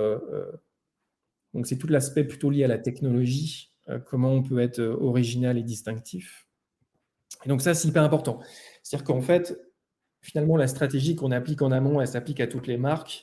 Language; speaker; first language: French; native; French